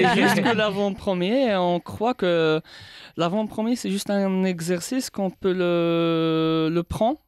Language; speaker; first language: French; non-native, local second language; Arabic